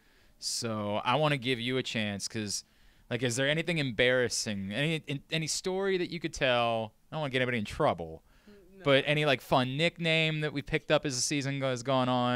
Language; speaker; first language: English; native; English